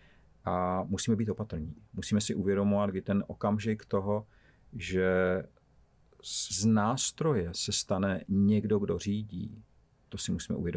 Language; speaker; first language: Czech; native; Czech